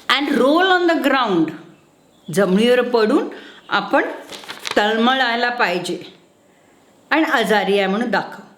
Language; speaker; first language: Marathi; non-native, local second language; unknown